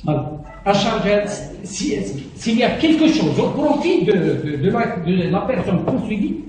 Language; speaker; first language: French; non-native, local second language; Arabic